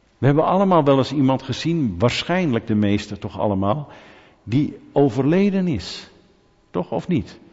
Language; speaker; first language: Dutch; native; Dutch